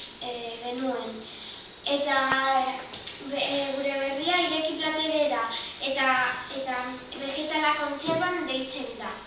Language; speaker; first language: Basque; non-native, local second language; Spanish